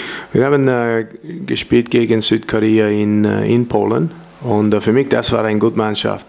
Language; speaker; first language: German; non-native, learner; English